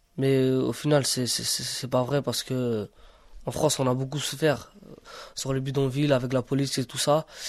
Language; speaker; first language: French; early bilingual, other home language; Romany